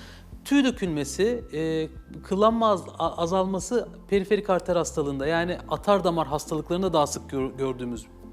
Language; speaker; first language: Turkish; native; Turkish